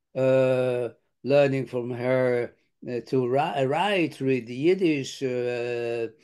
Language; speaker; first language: English; non-native, fluent; Lithuanian